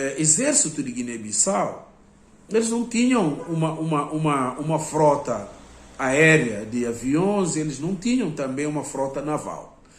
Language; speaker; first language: Portuguese; non-native, local second language; Upper Guinea Crioulo